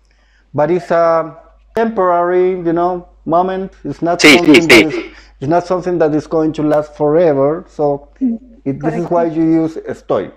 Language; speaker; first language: English; non-native, fluent; Spanish